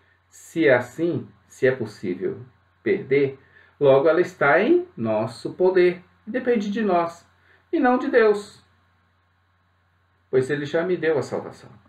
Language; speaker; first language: Portuguese; native; Portuguese